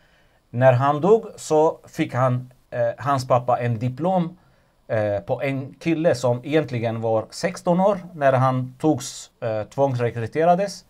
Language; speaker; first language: Swedish; non-native, fluent; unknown